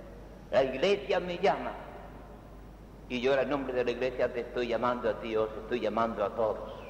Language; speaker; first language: Spanish; native; Spanish